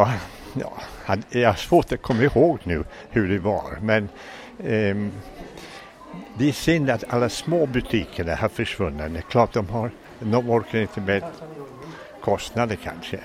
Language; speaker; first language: Swedish; non-native, fluent; English